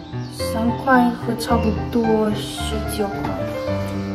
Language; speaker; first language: Chinese; non-native, learner; Ukrainian